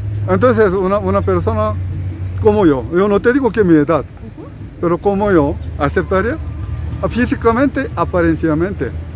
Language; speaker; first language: Spanish; non-native, learner; Korean